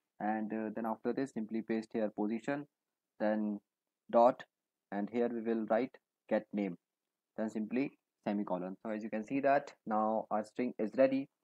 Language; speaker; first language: English; non-native, local second language; Hindi